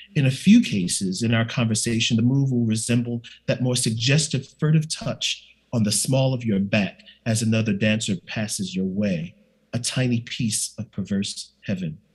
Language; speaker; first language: English; native; English